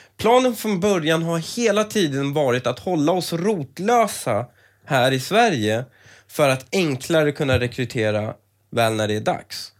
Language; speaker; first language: Swedish; early bilingual, other home language; Persian